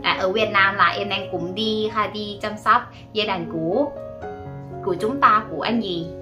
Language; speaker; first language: Vietnamese; non-native, learner; Thai